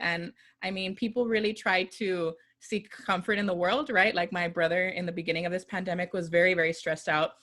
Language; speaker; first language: English; native; English